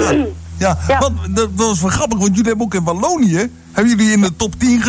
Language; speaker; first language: Dutch; native; Dutch